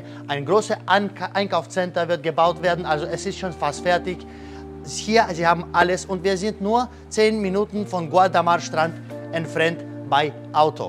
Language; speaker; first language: German; non-native, learner; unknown